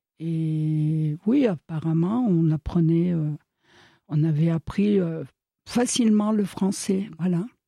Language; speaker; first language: French; early bilingual, other home language; Italian